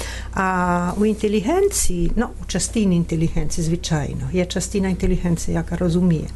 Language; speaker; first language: Ukrainian; non-native, fluent; Italian